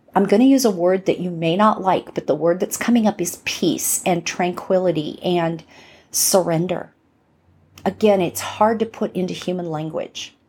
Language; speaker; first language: English; native; English